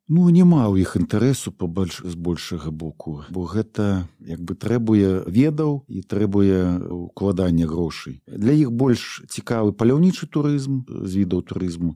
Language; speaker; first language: Belarusian; non-native, local second language; Russian